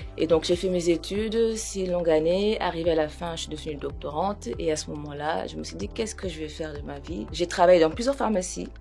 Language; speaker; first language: French; non-native, local second language; Wolof